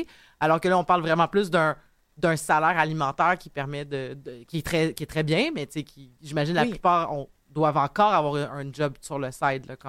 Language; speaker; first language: French; native; French